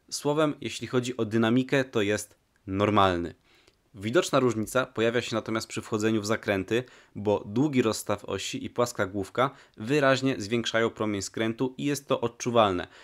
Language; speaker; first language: Polish; native; Polish